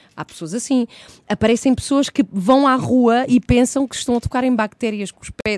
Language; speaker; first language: Portuguese; early bilingual, heritage; Portuguese